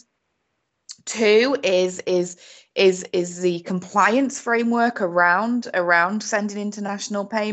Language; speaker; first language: English; native; English